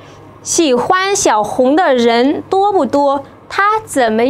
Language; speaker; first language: Chinese; non-native, fluent; Vietnamese